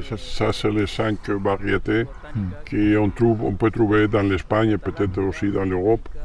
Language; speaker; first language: French; non-native, learner; Spanish